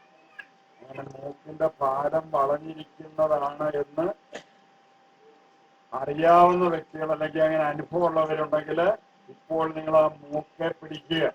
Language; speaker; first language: Malayalam; native; Malayalam